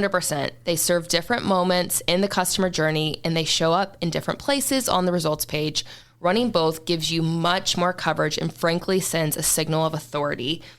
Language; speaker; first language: English; native; English